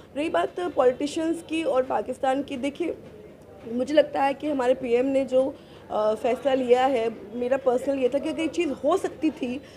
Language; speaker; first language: Hindi; native; Hindi